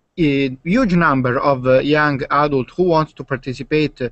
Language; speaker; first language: English; non-native, learner; Italian